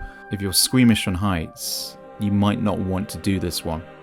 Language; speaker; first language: English; native; English